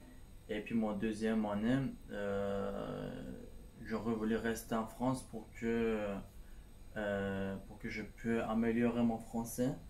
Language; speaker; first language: French; non-native, learner; Turkish